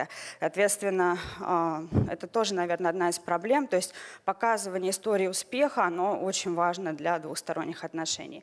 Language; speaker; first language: Russian; native; Russian